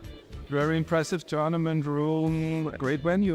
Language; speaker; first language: English; non-native, fluent; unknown